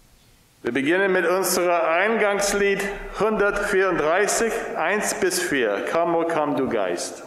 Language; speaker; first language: German; non-native, fluent; English